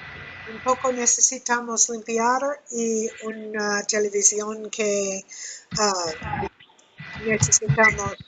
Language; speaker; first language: Spanish; non-native, learner; English